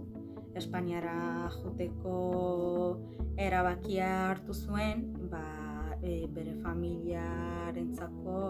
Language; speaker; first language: Basque; non-native, fluent; Arabic